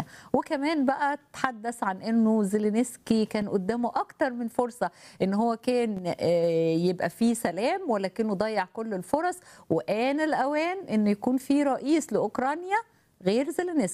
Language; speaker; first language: Arabic; native; Arabic